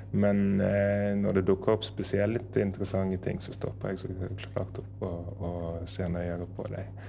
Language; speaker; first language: Norwegian; native; Norwegian